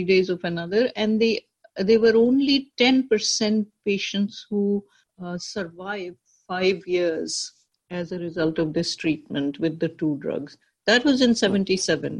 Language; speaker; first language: English; non-native, local second language; Urdu